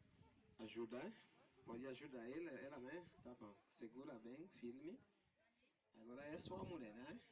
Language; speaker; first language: Portuguese; non-native, learner; Haitian Creole